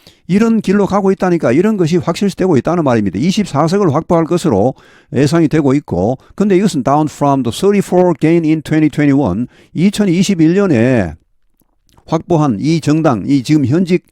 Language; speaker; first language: Korean; native; Korean